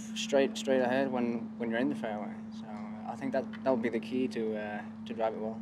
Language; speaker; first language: English; non-native, fluent; Danish